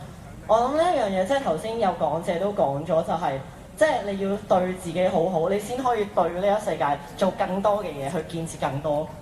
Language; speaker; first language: Cantonese; native; Cantonese